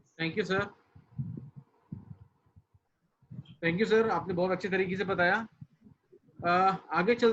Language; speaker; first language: Hindi; native; Hindi